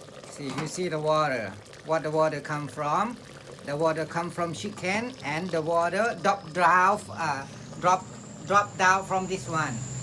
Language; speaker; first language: English; non-native, learner; Thai